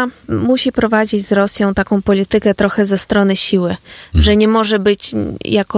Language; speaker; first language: Polish; non-native, fluent; Ukrainian